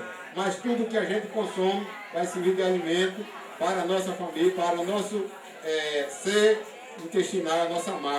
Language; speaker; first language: Portuguese; native; Portuguese